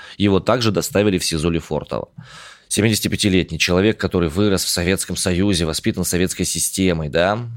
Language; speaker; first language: Russian; native; Russian